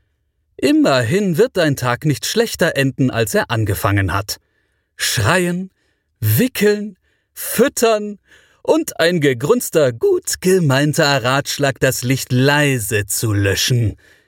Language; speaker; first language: German; native; German